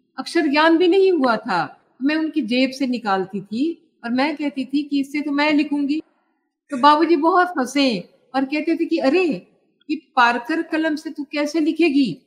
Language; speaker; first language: Hindi; native; Hindi